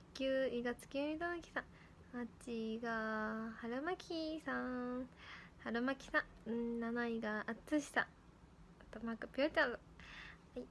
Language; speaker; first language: Japanese; native; Japanese